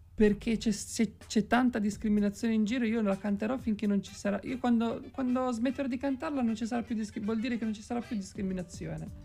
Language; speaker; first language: Italian; native; Italian